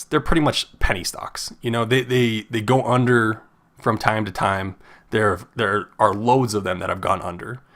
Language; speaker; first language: English; native; English